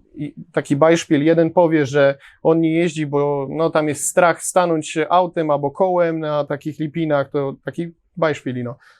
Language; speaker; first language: Polish; native; Polish